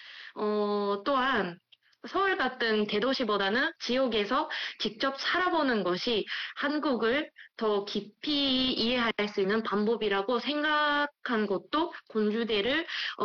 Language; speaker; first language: Korean; non-native, fluent; Japanese